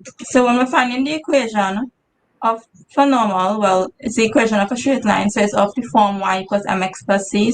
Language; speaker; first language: English; native; English